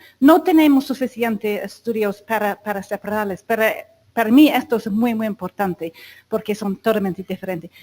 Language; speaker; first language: Spanish; non-native, fluent; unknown